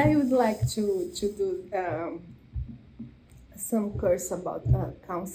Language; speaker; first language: English; non-native, learner; Portuguese